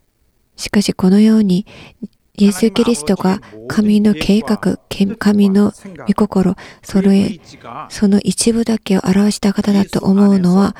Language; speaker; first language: Japanese; non-native, learner; Korean